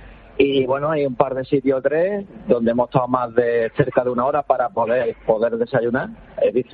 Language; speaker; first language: Spanish; native; Spanish